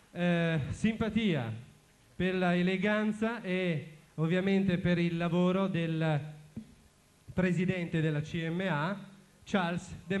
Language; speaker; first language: Italian; native; Italian